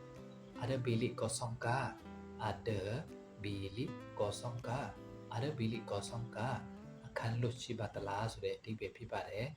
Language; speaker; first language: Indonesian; non-native, fluent; Burmese